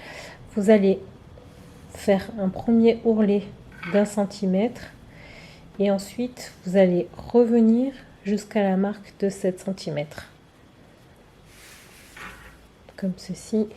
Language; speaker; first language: French; native; French